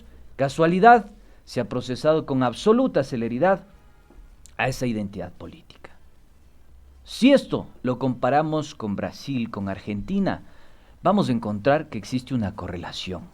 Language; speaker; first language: Spanish; native; Spanish